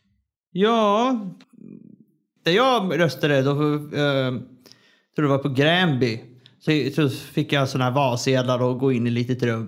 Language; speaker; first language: Swedish; native; Swedish